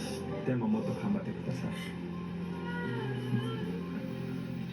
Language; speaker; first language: Japanese; non-native, fluent; Korean